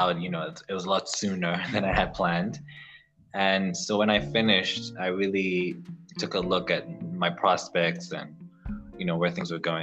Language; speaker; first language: English; non-native, local second language; Ganda